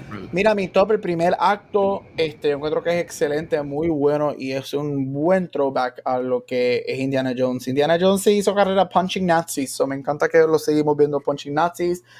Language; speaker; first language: Spanish; native; Spanish